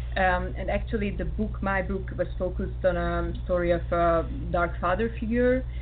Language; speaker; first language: English; non-native, fluent; Hungarian